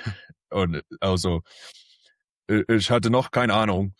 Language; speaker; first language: German; early bilingual, heritage; English